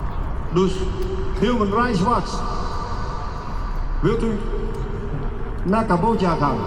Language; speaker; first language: Dutch; non-native, learner; Khmer